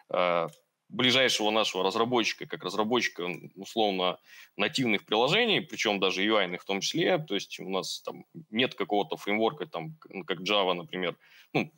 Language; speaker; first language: Russian; native; Russian